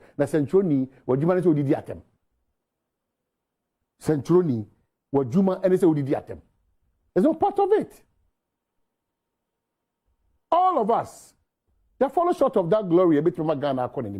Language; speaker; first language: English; non-native, local second language; Akan